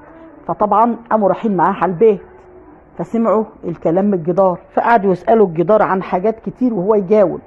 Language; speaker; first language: Arabic; native; Arabic